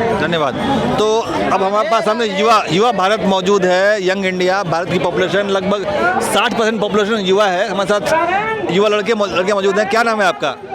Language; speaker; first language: Hindi; native; Hindi